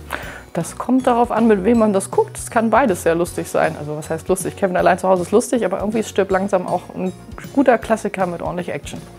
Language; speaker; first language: German; native; German